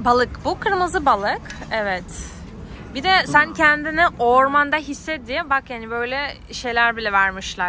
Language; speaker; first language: Turkish; non-native, fluent; Russian